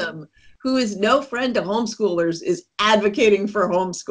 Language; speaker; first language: English; native; English